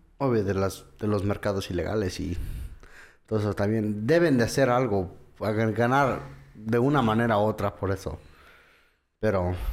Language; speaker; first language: Spanish; early bilingual, heritage; English